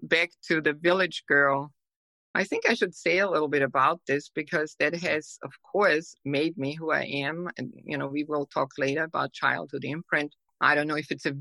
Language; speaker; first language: English; non-native, fluent; German